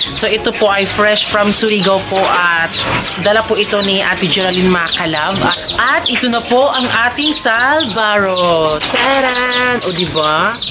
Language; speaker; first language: Filipino; non-native, local second language; Cebuano